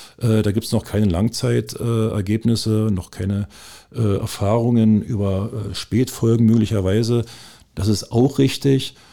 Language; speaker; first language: German; native; German